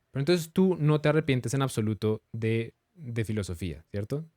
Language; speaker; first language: Spanish; native; Spanish